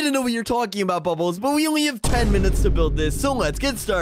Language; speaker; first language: English; native; English